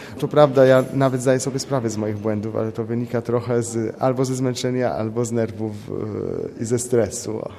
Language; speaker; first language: Polish; non-native, fluent; French